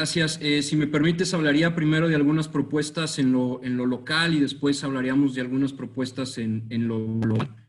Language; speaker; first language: Spanish; native; Spanish